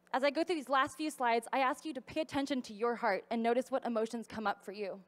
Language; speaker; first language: English; native; English